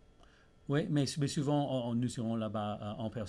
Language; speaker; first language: French; early bilingual, heritage; English